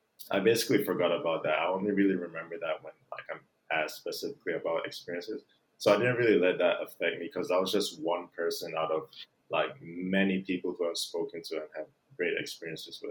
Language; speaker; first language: English; non-native, local second language; Jamaican Creole English